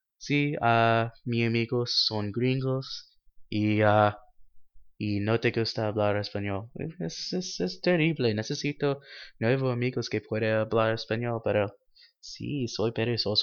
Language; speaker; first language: Spanish; non-native, learner; English